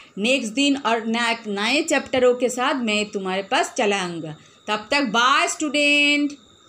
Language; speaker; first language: Hindi; non-native, local second language; Bangla